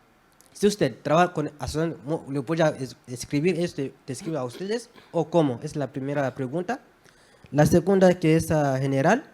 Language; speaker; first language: Spanish; non-native, fluent; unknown